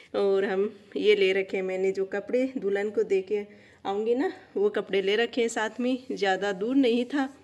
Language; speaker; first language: Hindi; native; Hindi